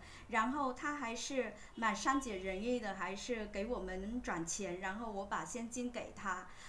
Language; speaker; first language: Chinese; non-native, fluent; Vietnamese